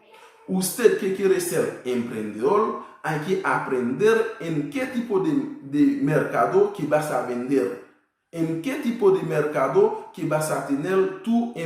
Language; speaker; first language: Spanish; non-native, fluent; Haitian Creole